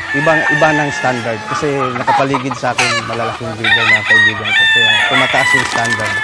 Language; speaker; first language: Filipino; non-native, local second language; Cebuano